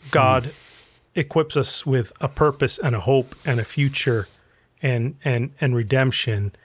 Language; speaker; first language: English; early bilingual, other home language; Arabic